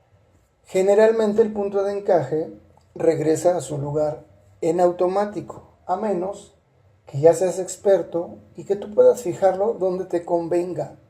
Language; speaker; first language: Spanish; native; Spanish